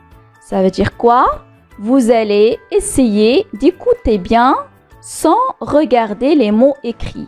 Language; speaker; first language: French; non-native, local second language; Arabic